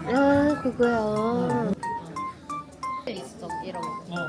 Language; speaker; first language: Korean; non-native, learner; Filipino